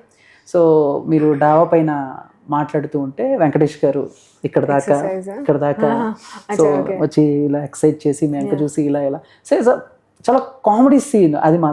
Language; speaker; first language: Telugu; native; Telugu